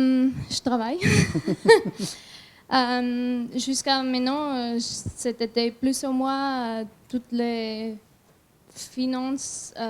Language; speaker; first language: French; non-native, learner; German